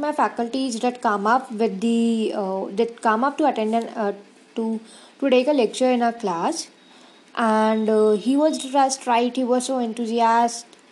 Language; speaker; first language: English; non-native, local second language; Hindi